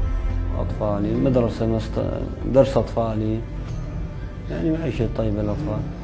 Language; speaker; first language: Arabic; native; Arabic